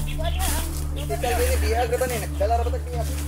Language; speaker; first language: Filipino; non-native, local second language; Cebuano